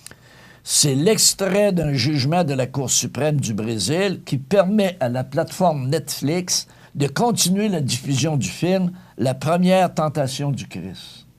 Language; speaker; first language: French; native; French